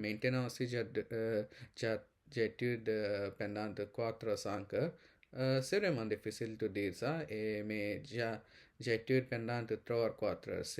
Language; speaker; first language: French; non-native, learner; Telugu